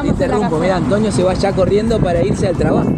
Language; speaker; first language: Spanish; native; Spanish